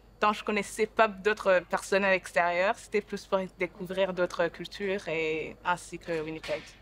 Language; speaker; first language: French; non-native, local second language; Rundi